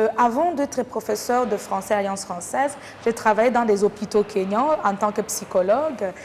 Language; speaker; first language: French; non-native, local second language; Kinyarwanda